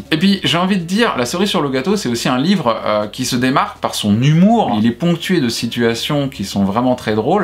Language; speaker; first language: French; native; French